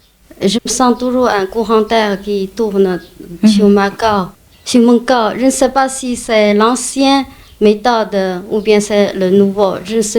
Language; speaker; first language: French; non-native, learner; Chinese